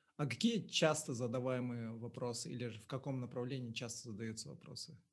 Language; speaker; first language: Russian; non-native, local second language; Kazakh